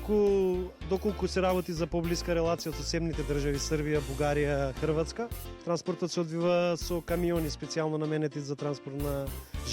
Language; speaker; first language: Macedonian; native; Macedonian